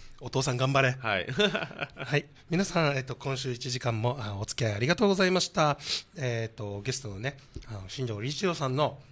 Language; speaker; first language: Japanese; native; Japanese